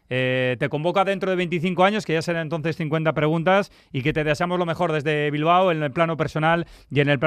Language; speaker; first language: Spanish; native; Spanish